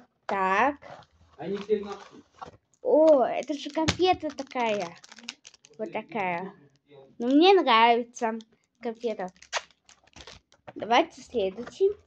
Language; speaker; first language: Russian; non-native, local second language; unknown